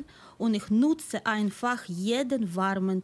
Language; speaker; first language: German; non-native, learner; Ukrainian